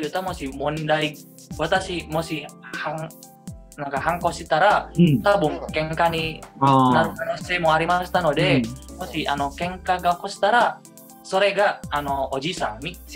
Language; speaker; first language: Japanese; non-native, fluent; Indonesian